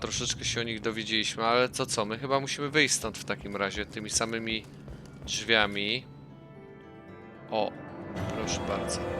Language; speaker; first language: Polish; native; Polish